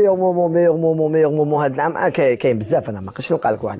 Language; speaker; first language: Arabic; native; Arabic